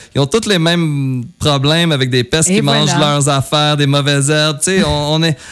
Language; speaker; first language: French; native; French